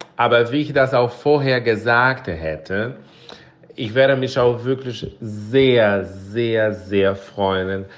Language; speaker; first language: German; non-native, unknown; Portuguese